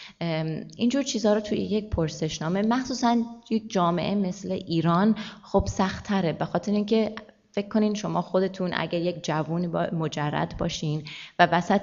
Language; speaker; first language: Persian; early bilingual, heritage; Persian